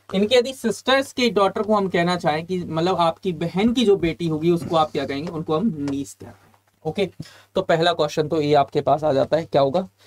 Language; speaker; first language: Hindi; native; Hindi